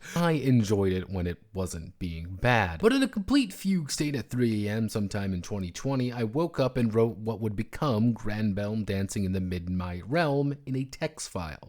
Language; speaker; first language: English; native; English